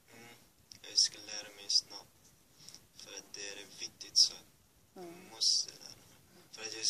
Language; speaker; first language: Swedish; early bilingual, other home language; Persian